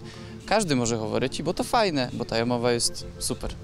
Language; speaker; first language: Polish; non-native, local second language; Belarusian